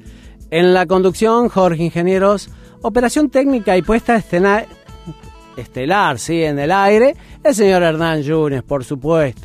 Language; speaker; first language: Spanish; native; Spanish